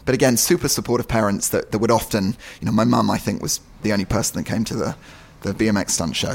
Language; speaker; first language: English; native; English